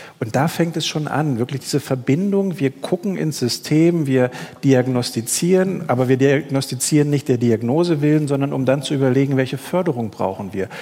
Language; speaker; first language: German; native; German